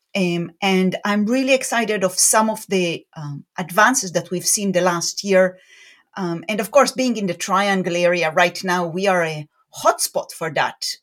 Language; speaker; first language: English; non-native, fluent; Hebrew